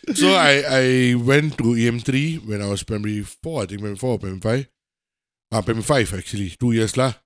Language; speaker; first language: English; native; English